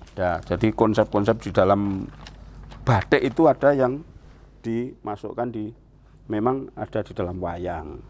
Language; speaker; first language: Indonesian; non-native, local second language; Javanese